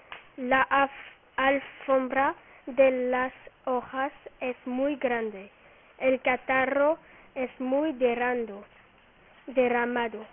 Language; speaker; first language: Spanish; non-native, learner; French